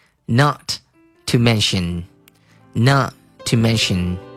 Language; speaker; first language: English; non-native, fluent; Chinese